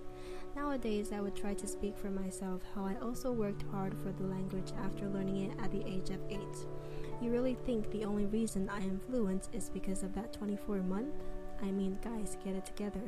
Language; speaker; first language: English; non-native, fluent; Chinese